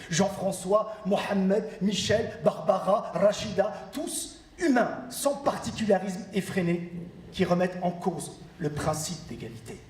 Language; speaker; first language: French; early bilingual, other home language; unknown